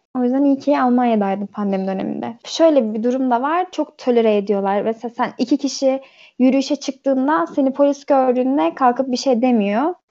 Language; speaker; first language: Turkish; early bilingual, heritage; Turkish